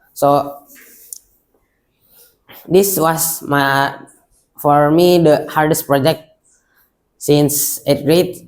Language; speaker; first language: English; non-native, local second language; Indonesian